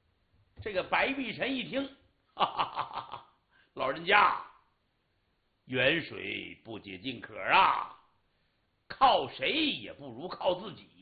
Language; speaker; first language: Chinese; native; Chinese